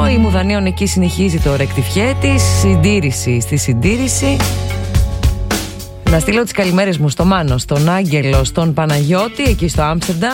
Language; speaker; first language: Greek; native; Greek